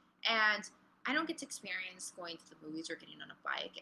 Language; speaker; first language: English; early bilingual, other home language; Spanish